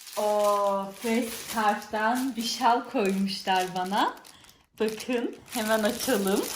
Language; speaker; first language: Turkish; early bilingual, heritage; Turkish